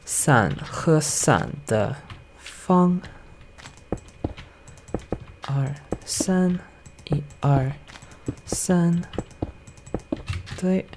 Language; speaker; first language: Chinese; non-native, learner; English